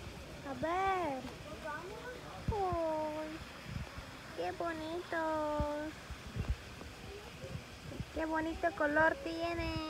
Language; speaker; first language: Spanish; non-native, fluent; Korean